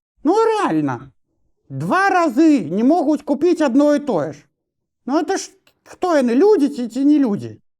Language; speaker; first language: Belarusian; non-native, local second language; Russian